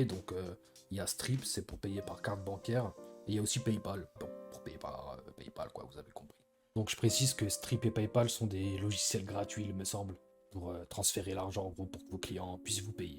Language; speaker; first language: French; native; French